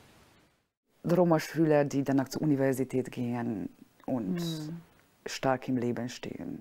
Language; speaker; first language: German; non-native, fluent; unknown